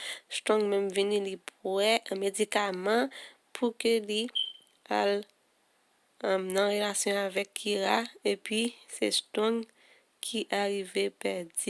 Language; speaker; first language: French; non-native, learner; Haitian Creole